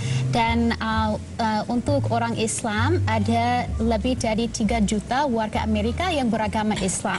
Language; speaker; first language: Indonesian; non-native, fluent; English